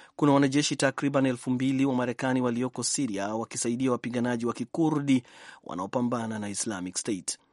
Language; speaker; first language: Swahili; non-native, local second language; Kikuyu